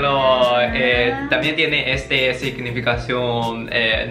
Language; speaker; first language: Spanish; non-native, learner; Chinese